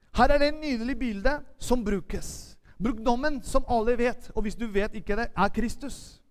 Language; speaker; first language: Norwegian; non-native, fluent; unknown